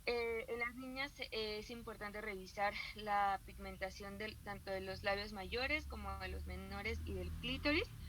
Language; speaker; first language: Spanish; native; Spanish